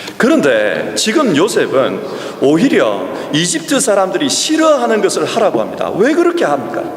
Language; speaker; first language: Korean; native; Korean